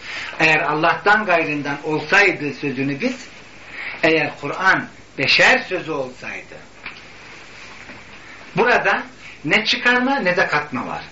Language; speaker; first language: Turkish; native; Turkish